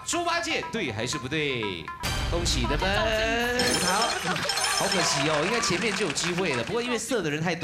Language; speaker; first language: Chinese; native; Chinese